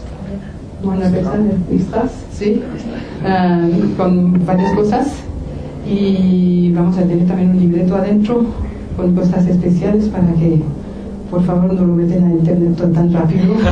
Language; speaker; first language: Spanish; non-native, fluent; French